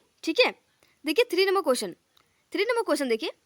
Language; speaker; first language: Hindi; native; Hindi